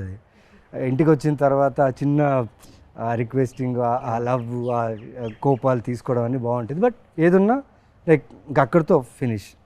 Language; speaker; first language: Telugu; native; Telugu